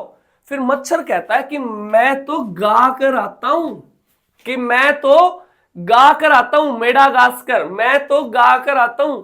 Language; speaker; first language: Hindi; native; Hindi